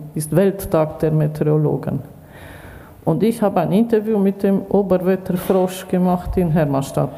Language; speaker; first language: German; native; German